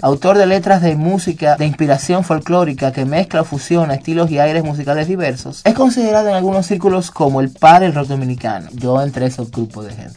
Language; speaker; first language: Spanish; native; Spanish